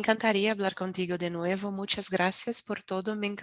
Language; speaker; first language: Spanish; non-native, learner; Portuguese